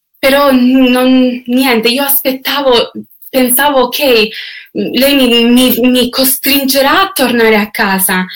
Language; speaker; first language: Italian; non-native, fluent; English